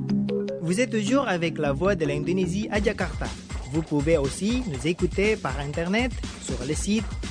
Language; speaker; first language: French; non-native, fluent; Indonesian